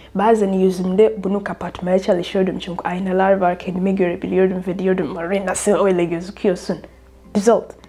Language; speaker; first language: Turkish; non-native, fluent; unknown